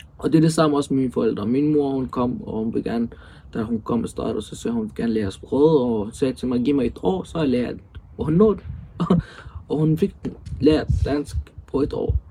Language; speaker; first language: Danish; early bilingual, other home language; Arabic